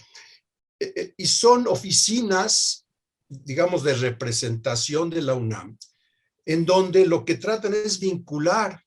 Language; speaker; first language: Spanish; native; Spanish